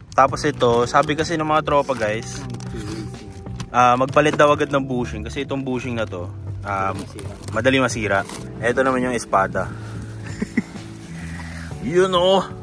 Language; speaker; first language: Filipino; native; Filipino